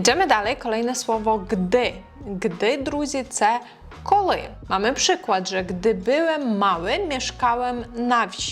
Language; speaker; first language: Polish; non-native, fluent; Ukrainian